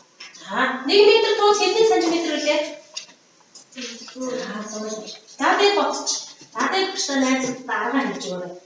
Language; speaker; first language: Mongolian; native; Mongolian